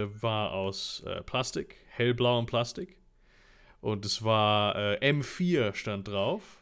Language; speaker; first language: German; native; German